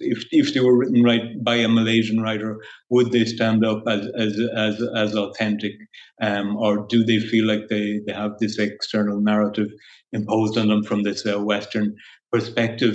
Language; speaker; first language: English; native; English